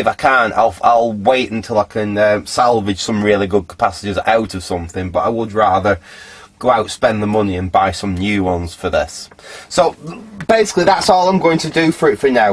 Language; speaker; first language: English; native; English